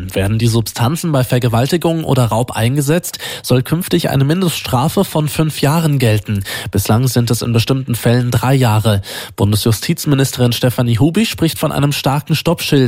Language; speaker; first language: German; native; German